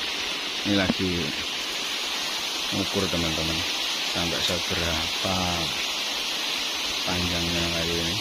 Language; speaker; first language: Indonesian; non-native, local second language; Javanese